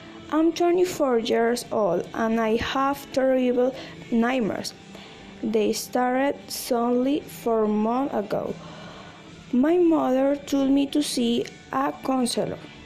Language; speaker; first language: English; non-native, learner; Spanish